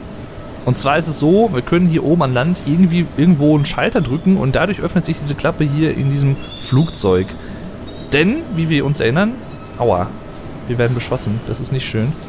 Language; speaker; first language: German; native; German